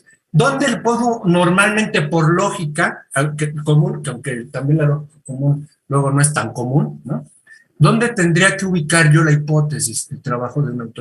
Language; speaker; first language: Spanish; native; Spanish